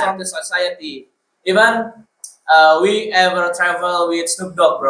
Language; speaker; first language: English; non-native, learner; Indonesian